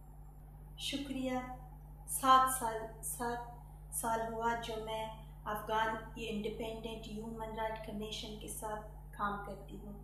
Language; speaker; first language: Hindi; non-native, fluent; Persian